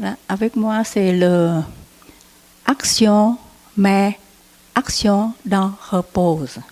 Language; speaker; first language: French; non-native, learner; Vietnamese